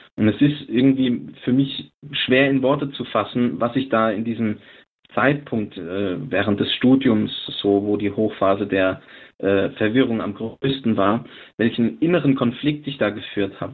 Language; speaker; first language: German; native; German